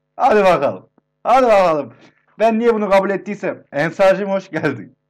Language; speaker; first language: Turkish; native; Turkish